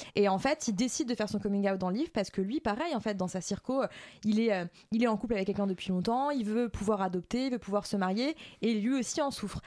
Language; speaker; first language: French; native; French